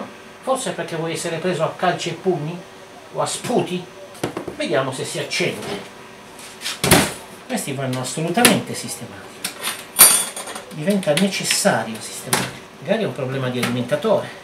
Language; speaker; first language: Italian; native; Italian